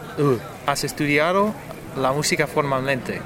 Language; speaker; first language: Spanish; non-native, fluent; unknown